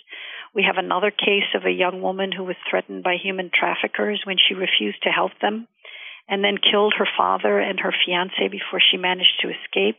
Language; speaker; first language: English; non-native, local second language; Urdu